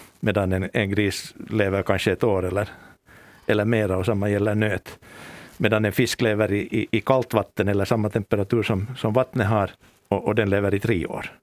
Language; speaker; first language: Swedish; native; Swedish